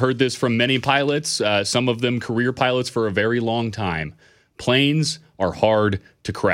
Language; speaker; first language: English; native; English